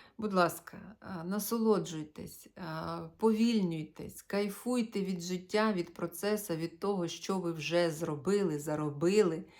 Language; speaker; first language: Ukrainian; non-native, local second language; Russian